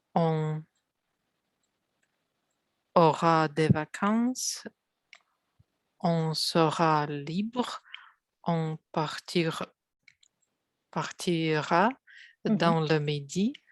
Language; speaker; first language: French; non-native, learner; Russian